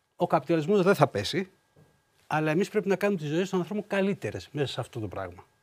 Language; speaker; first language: Greek; native; Greek